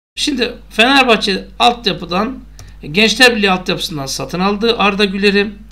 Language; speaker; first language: Turkish; native; Turkish